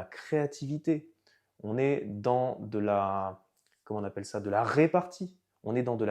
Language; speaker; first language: French; native; French